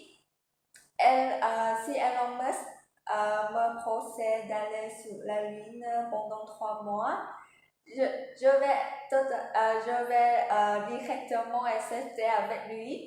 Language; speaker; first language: French; non-native, learner; Vietnamese